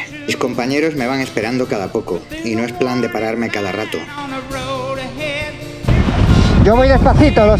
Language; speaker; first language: Spanish; native; Spanish